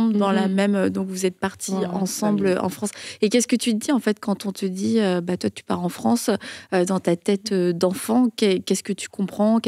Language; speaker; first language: French; native; French